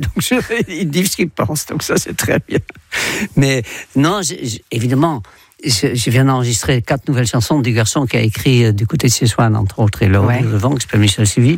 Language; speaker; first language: French; non-native, fluent; Dutch